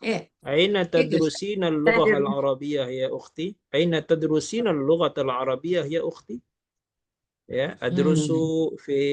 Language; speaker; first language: Arabic; non-native, fluent; Malay